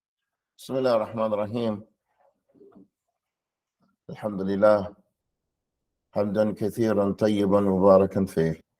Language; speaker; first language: Arabic; non-native, fluent; English